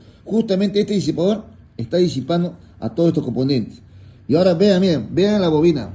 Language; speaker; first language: Spanish; native; Spanish